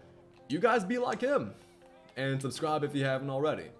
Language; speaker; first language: English; native; English